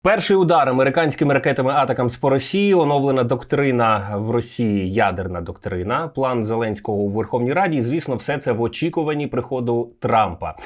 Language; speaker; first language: Ukrainian; native; Ukrainian